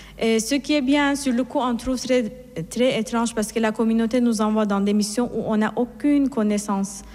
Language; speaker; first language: French; non-native, fluent; Persian